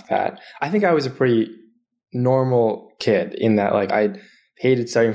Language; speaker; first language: English; native; English